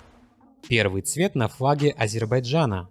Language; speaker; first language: Russian; native; Russian